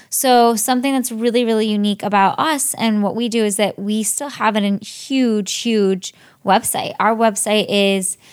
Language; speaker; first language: English; native; English